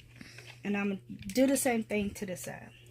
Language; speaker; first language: English; native; English